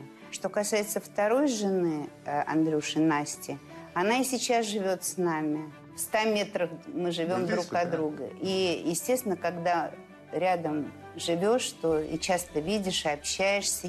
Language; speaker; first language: Russian; native; Russian